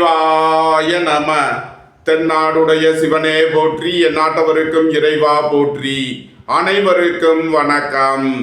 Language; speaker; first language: Tamil; native; Tamil